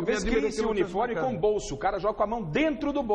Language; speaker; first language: Portuguese; native; Portuguese